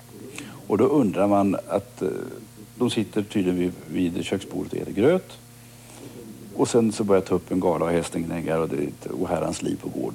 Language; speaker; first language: Swedish; native; Swedish